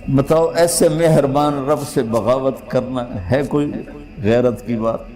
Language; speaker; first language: Urdu; non-native, local second language; Punjabi